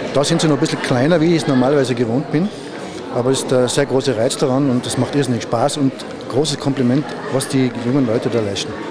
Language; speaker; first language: German; native; German